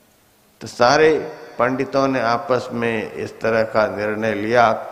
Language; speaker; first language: Hindi; native; Hindi